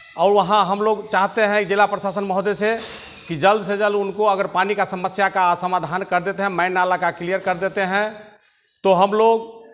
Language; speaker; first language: Hindi; native; Hindi